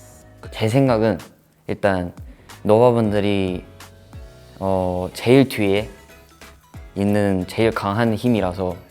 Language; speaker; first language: Korean; non-native, fluent; Chinese